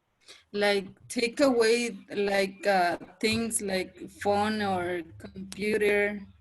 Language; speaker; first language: English; non-native, learner; Spanish